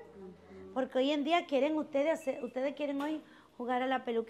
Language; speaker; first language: Spanish; native; Spanish